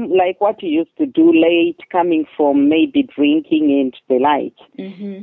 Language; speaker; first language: English; non-native, local second language; Shona